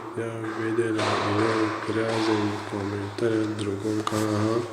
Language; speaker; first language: Russian; non-native, learner; Tajik